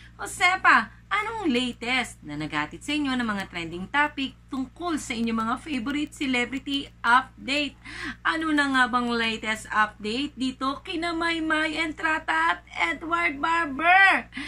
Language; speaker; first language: Filipino; native; Filipino